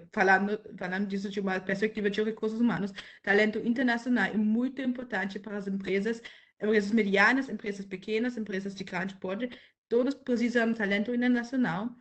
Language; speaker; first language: Portuguese; non-native, fluent; German